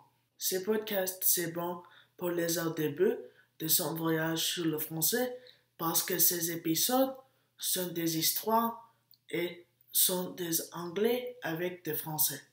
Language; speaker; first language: French; non-native, learner; English